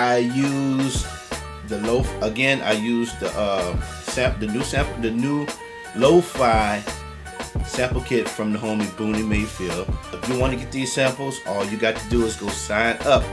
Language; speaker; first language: English; native; English